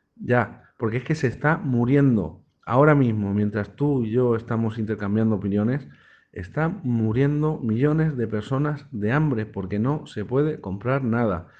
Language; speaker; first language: Spanish; native; Spanish